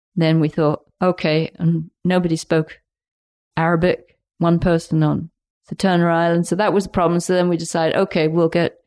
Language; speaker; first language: English; native; English